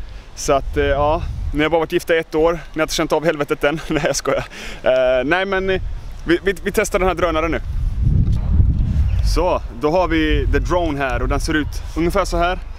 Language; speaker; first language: Swedish; native; Swedish